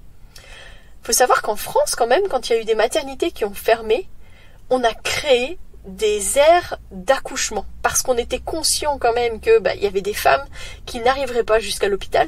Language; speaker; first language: French; native; French